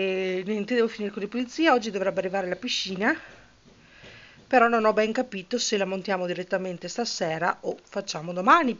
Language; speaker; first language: Italian; native; Italian